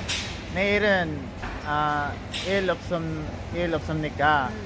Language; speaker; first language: Korean; non-native, learner; Filipino